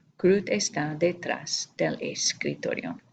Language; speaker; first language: Spanish; non-native, fluent; English